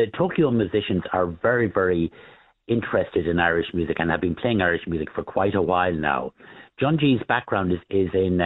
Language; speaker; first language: English; native; English